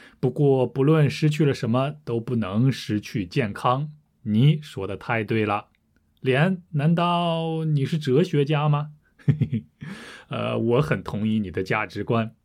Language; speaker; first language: Chinese; native; Chinese